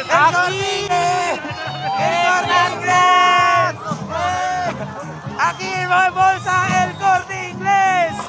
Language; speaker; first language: Spanish; non-native, learner; Filipino